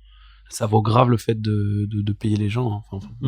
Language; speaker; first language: French; native; French